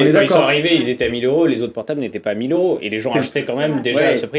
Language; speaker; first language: French; native; French